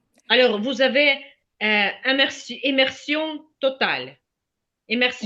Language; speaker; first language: French; non-native, fluent; Ukrainian